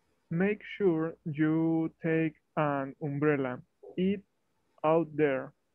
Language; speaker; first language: English; non-native, learner; Spanish